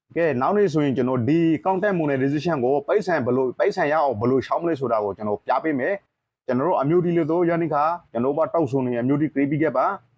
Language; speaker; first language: Burmese; non-native, local second language; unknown